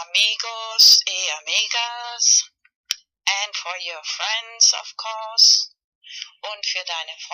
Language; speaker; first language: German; non-native, fluent; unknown